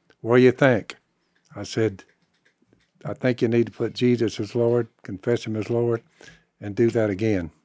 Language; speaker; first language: English; native; English